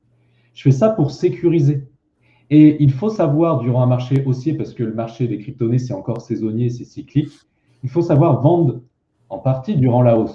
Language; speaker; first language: French; native; French